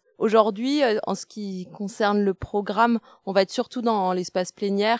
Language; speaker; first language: French; native; French